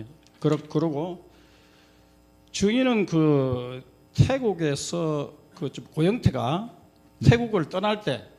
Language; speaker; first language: Korean; native; Korean